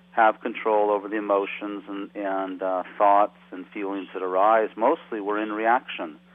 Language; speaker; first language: English; native; English